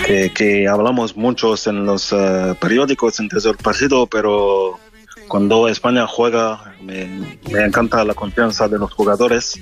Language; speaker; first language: Spanish; non-native, fluent; French